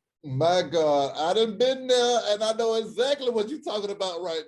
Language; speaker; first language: English; native; English